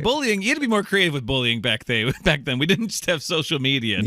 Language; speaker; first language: English; native; English